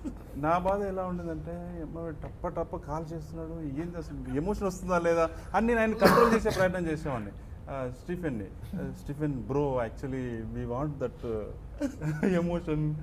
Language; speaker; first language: Telugu; native; Telugu